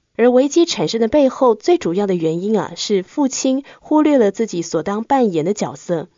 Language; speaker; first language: Chinese; native; Chinese